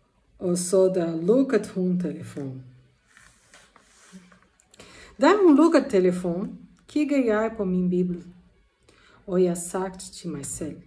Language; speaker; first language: Danish; non-native, learner; Portuguese